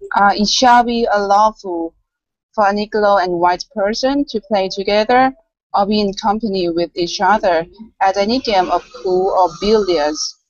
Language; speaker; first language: English; non-native, learner; Thai